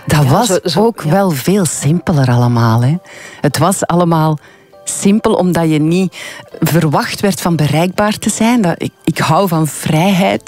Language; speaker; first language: Dutch; native; Dutch